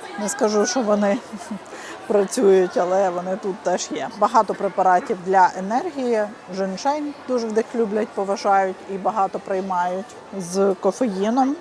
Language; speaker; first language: Ukrainian; native; Ukrainian